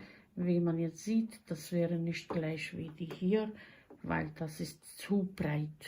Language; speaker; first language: German; non-native, fluent; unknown